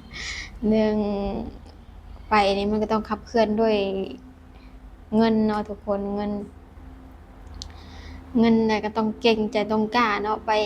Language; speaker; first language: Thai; non-native, local second language; Lao